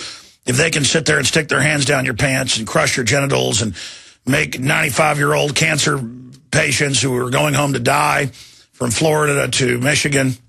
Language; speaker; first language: English; native; English